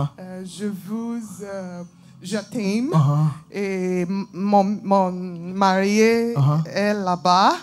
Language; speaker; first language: French; non-native, learner; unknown